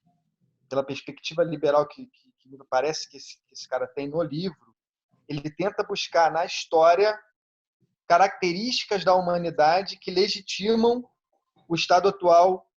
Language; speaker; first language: Portuguese; native; Portuguese